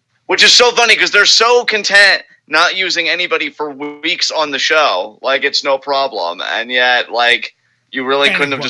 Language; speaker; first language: English; native; English